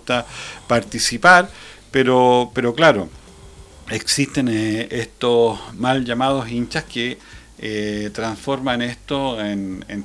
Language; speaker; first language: Spanish; native; Spanish